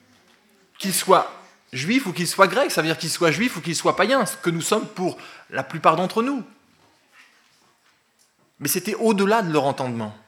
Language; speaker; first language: French; native; French